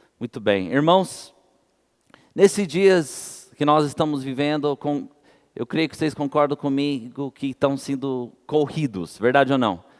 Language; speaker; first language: Portuguese; non-native, fluent; English